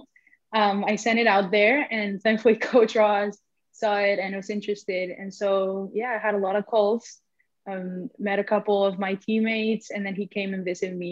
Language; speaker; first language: English; non-native, fluent; Spanish